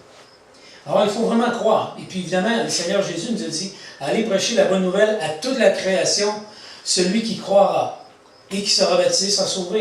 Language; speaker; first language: French; native; French